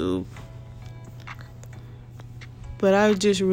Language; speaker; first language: English; native; English